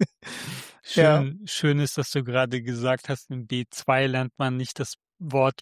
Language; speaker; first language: German; native; German